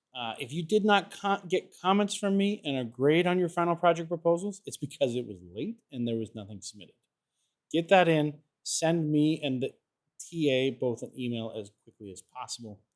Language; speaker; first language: English; native; English